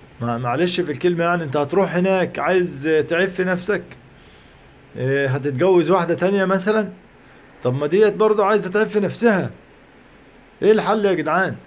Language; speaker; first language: Arabic; native; Arabic